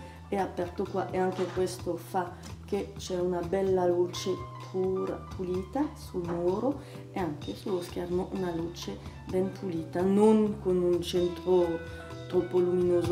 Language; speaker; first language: Italian; non-native, fluent; French